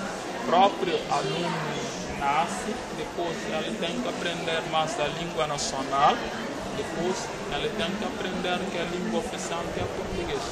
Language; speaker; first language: Portuguese; non-native, local second language; Upper Guinea Crioulo